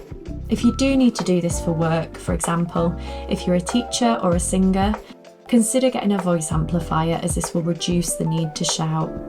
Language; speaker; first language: English; native; English